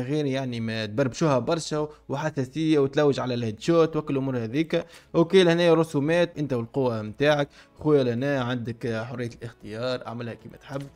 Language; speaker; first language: Arabic; native; Arabic